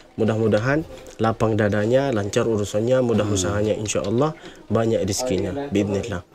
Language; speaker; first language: Indonesian; non-native, fluent; Arabic